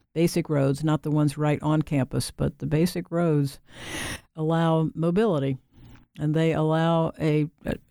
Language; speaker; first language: English; native; English